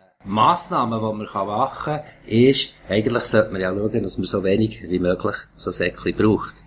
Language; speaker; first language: German; native; German